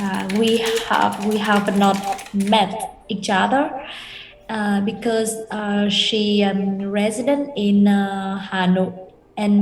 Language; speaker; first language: English; non-native, learner; Vietnamese